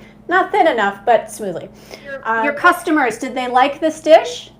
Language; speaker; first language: English; native; English